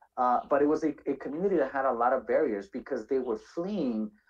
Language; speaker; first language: English; native; English